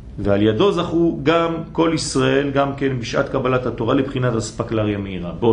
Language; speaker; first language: Hebrew; non-native, fluent; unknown